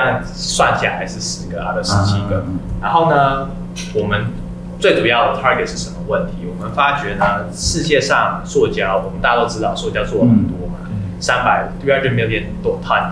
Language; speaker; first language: Chinese; native; Chinese